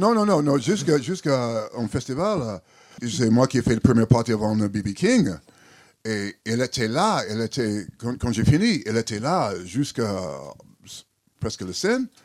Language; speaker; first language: French; non-native, learner; English